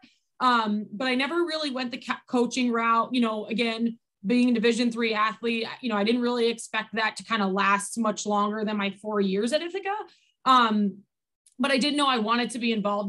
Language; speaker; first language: English; native; English